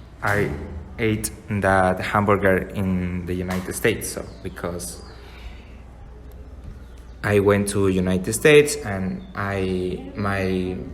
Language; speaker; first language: English; non-native, learner; Spanish